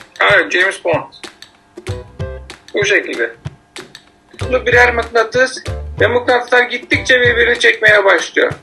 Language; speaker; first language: Turkish; native; Turkish